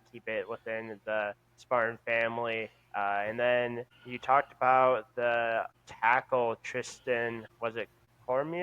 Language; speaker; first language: English; native; English